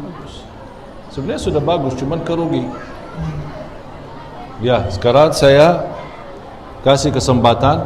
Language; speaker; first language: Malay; non-native, fluent; Arabic